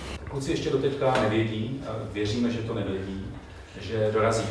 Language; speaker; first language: Czech; native; Czech